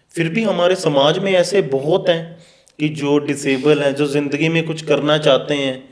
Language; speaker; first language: Hindi; non-native, local second language; Punjabi